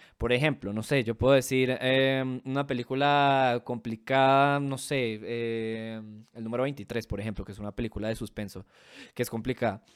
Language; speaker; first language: Spanish; native; Spanish